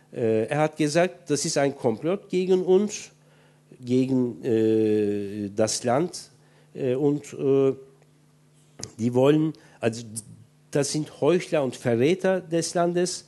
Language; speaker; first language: German; non-native, fluent; Turkish